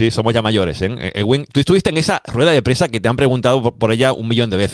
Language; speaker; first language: Spanish; native; Spanish